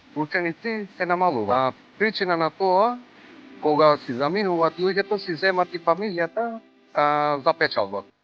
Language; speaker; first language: Macedonian; non-native, local second language; Turkish